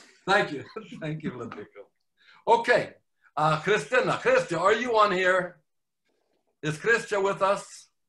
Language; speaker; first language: English; native; English